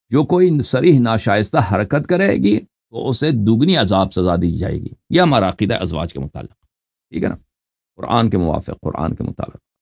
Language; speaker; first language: Urdu; non-native, fluent; Persian